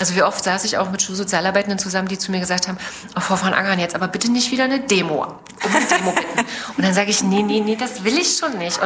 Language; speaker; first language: German; native; German